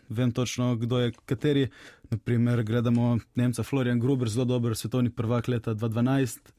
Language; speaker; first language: Slovenian; native; Slovenian